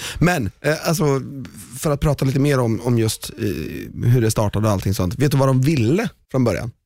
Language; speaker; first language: Swedish; native; Swedish